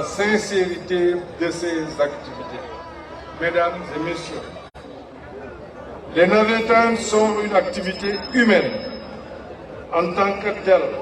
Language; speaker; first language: French; non-native, local second language; Wolof